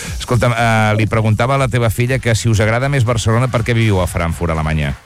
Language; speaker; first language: Catalan; native; Catalan